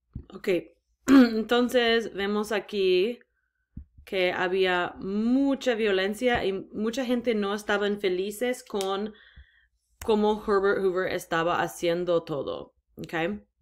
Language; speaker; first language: Spanish; non-native, fluent; English